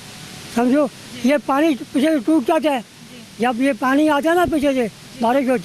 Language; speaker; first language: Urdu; non-native, local second language; Northern Hindko